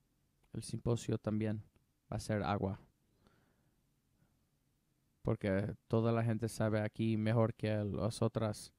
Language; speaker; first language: Spanish; non-native, learner; English